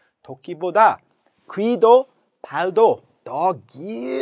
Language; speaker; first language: Korean; non-native, learner; English